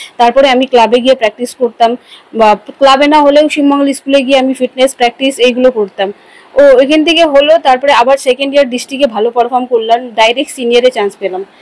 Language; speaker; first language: Bangla; non-native, local second language; Hindi